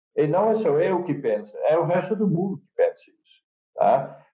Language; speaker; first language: Portuguese; non-native, fluent; Dutch